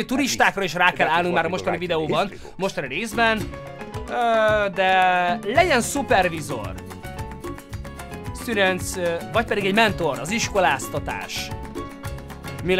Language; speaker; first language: Hungarian; native; Hungarian